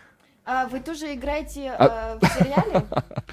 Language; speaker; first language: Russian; non-native, learner; French